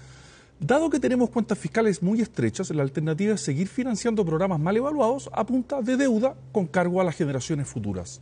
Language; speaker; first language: Spanish; native; Spanish